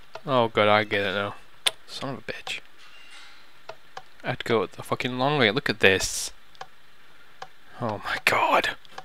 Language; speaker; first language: English; native; English